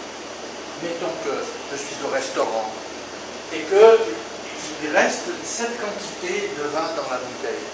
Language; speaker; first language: French; native; French